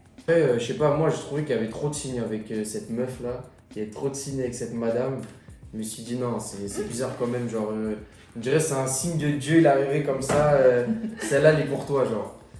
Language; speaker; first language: French; early bilingual, other home language; Portuguese